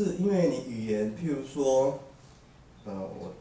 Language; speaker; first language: Chinese; native; Chinese